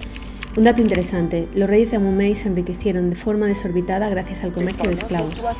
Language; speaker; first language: Spanish; native; Spanish